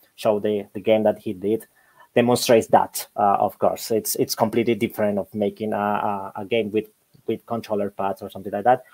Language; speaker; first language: English; non-native, fluent; Spanish